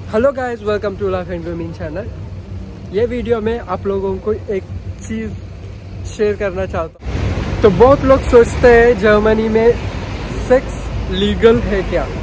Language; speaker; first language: Hindi; non-native, local second language; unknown